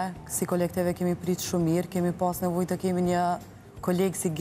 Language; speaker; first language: Albanian; native; Albanian